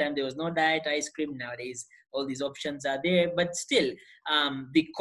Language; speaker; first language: English; non-native, local second language; Gujarati